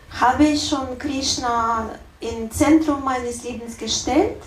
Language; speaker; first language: German; non-native, learner; Russian